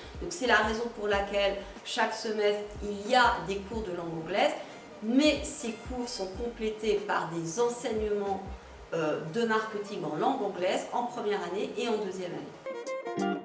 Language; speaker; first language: French; native; French